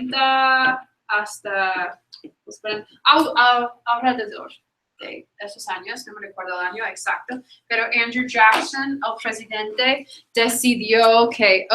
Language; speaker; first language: Spanish; non-native, fluent; English